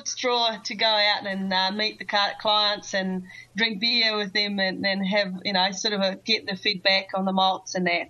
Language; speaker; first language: English; non-native, fluent; Portuguese